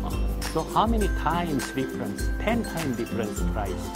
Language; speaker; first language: English; non-native, learner; Korean